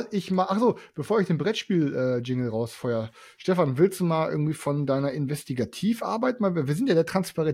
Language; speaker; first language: German; native; German